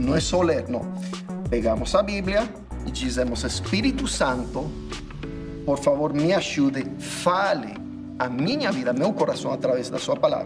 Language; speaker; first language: Portuguese; non-native, fluent; English